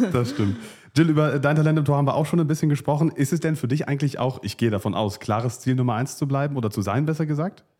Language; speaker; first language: German; native; German